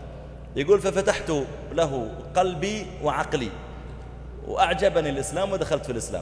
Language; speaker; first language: Arabic; native; Arabic